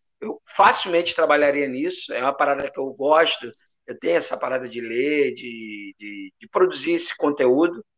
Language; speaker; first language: Portuguese; native; Portuguese